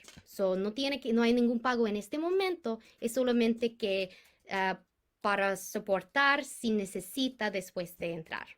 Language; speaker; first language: Spanish; non-native, fluent; English